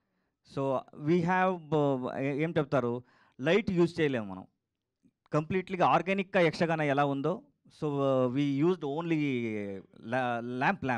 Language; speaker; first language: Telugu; non-native, learner; Kannada